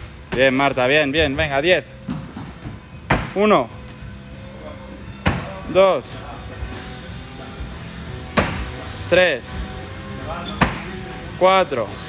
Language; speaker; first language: Spanish; non-native, local second language; Catalan